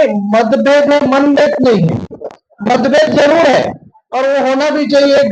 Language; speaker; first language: Hindi; non-native, local second language; Marathi